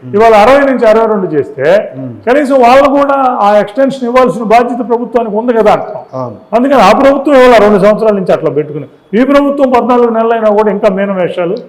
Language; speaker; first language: Telugu; native; Telugu